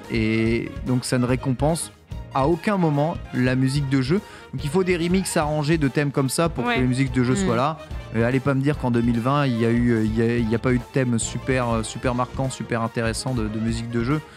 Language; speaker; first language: French; native; French